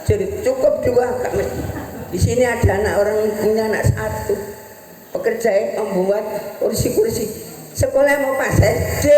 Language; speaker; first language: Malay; non-native, local second language; Javanese